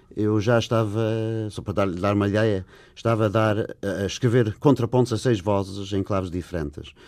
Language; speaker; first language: Portuguese; non-native, fluent; English